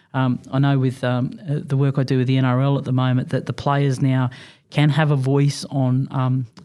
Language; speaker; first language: English; native; English